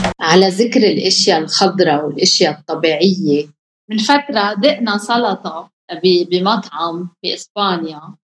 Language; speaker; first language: Arabic; native; Arabic